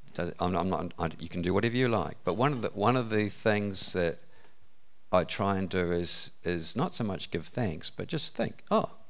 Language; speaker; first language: English; native; English